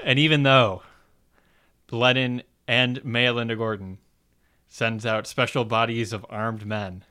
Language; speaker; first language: English; native; English